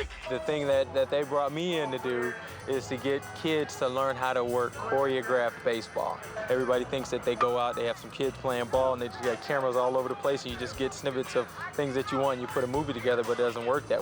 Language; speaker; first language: English; native; English